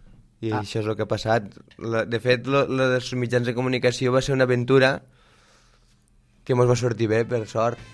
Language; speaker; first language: Catalan; native; Catalan